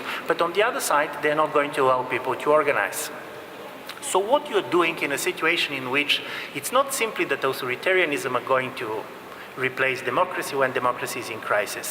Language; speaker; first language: English; non-native, fluent; Bulgarian